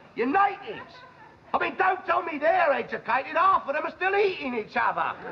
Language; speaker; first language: English; native; English